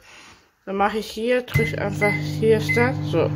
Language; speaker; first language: German; early bilingual, other home language; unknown